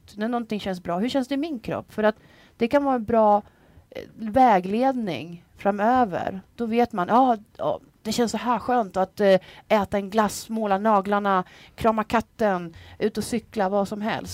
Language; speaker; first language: Swedish; native; Swedish